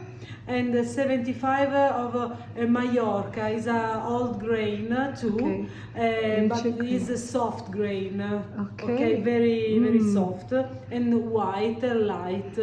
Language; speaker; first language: English; non-native, learner; Italian